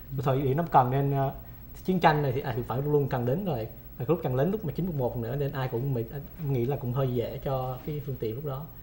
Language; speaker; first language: Vietnamese; early bilingual, heritage; Vietnamese